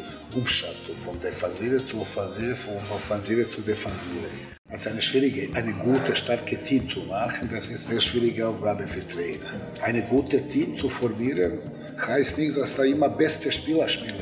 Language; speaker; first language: German; non-native, learner; Serbian